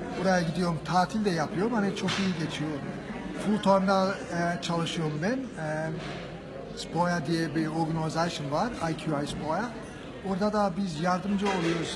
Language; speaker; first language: Turkish; early bilingual, heritage; Turkish